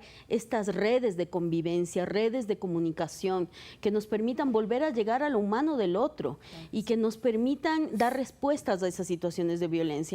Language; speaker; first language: Spanish; native; Spanish